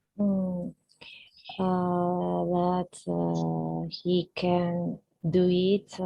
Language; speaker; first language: English; non-native, learner; Spanish